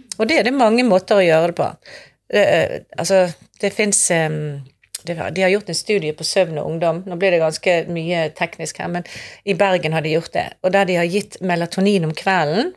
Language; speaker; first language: Norwegian; native; Norwegian